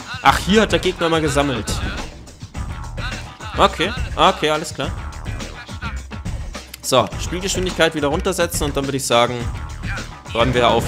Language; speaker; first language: German; native; German